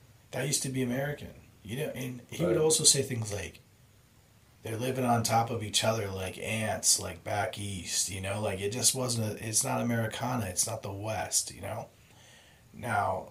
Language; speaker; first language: English; native; English